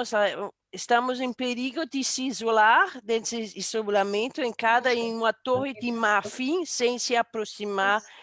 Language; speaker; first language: Portuguese; non-native, fluent; Danish